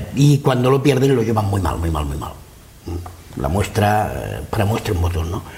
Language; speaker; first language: Spanish; non-native, local second language; Catalan